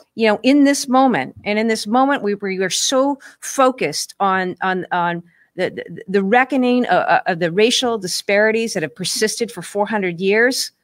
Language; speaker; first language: English; native; English